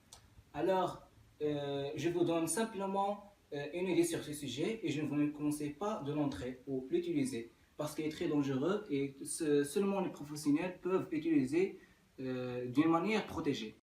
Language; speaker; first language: French; non-native, learner; Arabic